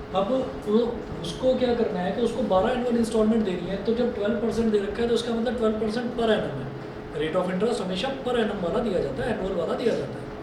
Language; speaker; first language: Hindi; native; Hindi